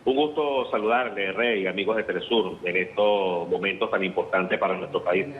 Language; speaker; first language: Spanish; native; Spanish